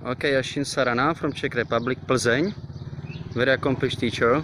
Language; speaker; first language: English; non-native, fluent; Czech